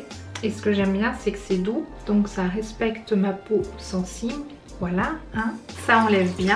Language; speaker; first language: French; native; French